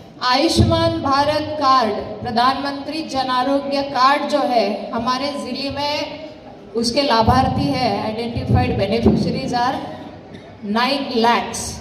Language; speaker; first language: Hindi; non-native, local second language; Marathi